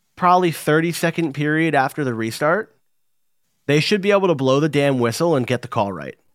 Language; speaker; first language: English; native; English